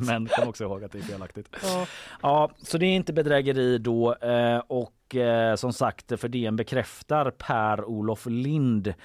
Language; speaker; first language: Swedish; native; Swedish